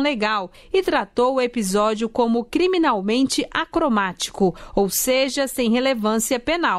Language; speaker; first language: Portuguese; native; Portuguese